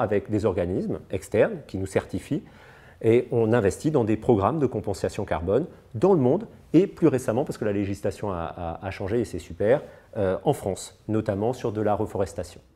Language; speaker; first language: French; native; French